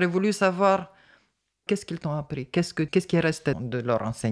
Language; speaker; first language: French; native; French